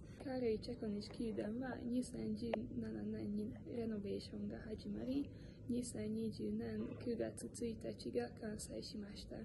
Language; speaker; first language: Japanese; non-native, learner; Hungarian